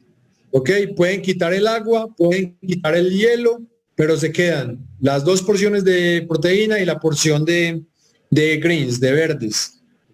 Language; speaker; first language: Spanish; native; Spanish